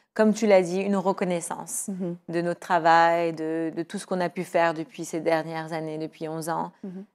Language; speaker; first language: French; native; French